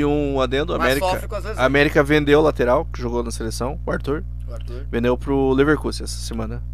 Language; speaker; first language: Portuguese; native; Portuguese